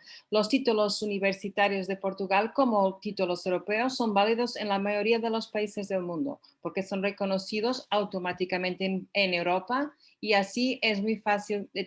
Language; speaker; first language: Spanish; non-native, fluent; Portuguese